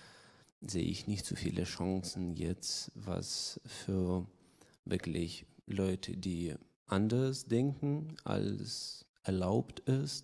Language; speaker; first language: German; non-native, fluent; Russian